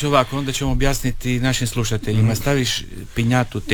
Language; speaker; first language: Serbian; native; Serbian